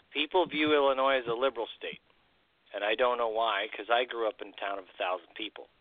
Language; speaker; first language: English; native; English